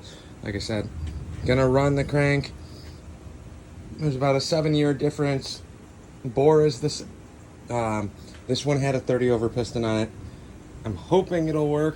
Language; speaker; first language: English; native; English